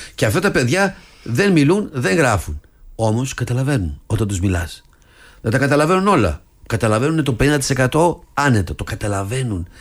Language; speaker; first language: Greek; early bilingual, other home language; English